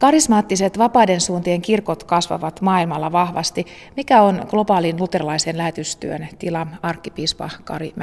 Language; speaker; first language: Finnish; native; Finnish